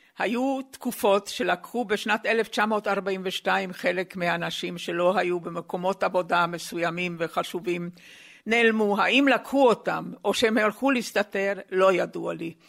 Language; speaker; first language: Hebrew; non-native, fluent; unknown